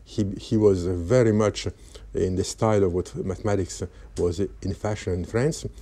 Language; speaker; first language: English; non-native, fluent; Polish